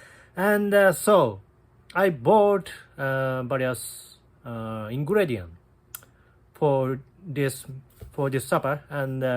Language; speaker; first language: English; non-native, learner; Japanese